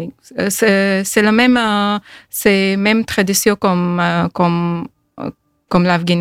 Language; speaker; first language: French; non-native, fluent; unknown